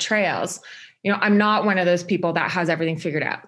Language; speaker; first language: English; native; English